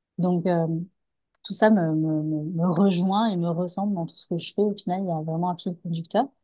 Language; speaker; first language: French; native; French